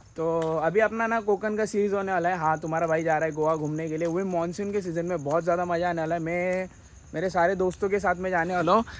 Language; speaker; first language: Hindi; non-native, local second language; Marathi